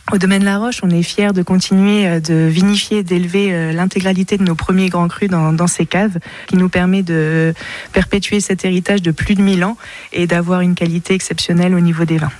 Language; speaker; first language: French; native; French